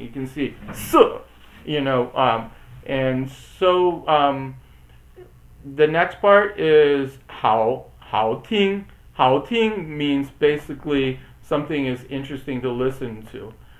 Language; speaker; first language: English; native; English